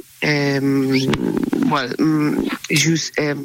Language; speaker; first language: French; non-native, learner; Spanish